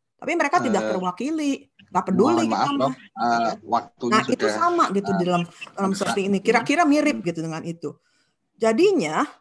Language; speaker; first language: Indonesian; non-native, local second language; Sundanese